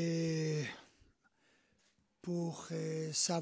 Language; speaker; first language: French; non-native, fluent; Spanish